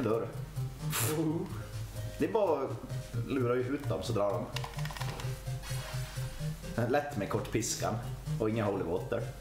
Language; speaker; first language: Swedish; native; Swedish